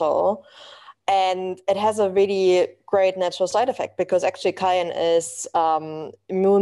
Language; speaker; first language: English; non-native, fluent; German